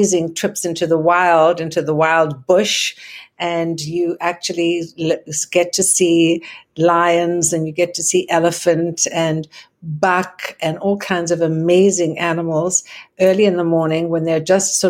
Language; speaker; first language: English; native; English